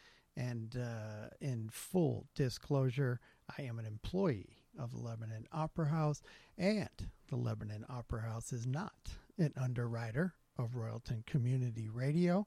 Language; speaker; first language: English; native; English